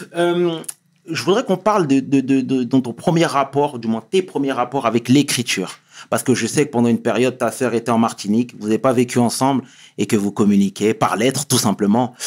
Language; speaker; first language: French; native; French